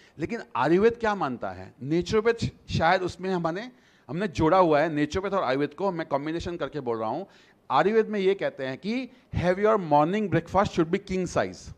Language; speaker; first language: Hindi; non-native, local second language; Gujarati